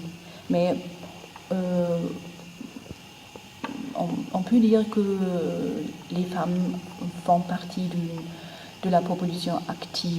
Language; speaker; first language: French; non-native, fluent; German